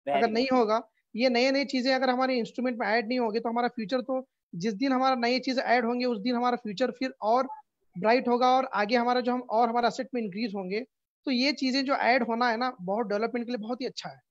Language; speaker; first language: Hindi; non-native, local second language; Urdu